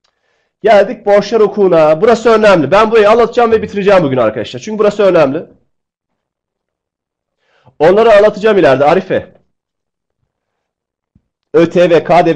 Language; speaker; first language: Turkish; native; Turkish